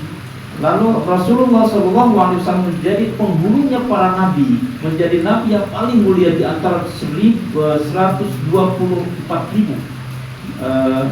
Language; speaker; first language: Indonesian; native; Indonesian